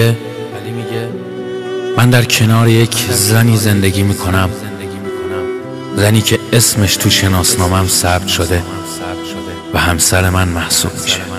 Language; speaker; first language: Persian; native; Persian